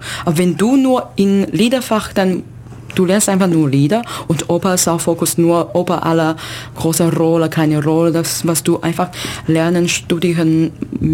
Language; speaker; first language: German; non-native, learner; Chinese